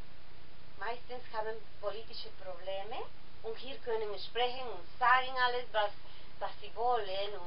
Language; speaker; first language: German; non-native, learner; Spanish